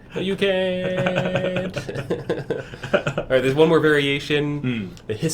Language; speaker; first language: English; native; English